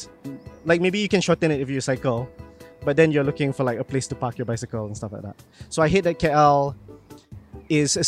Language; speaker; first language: English; non-native, local second language; Malay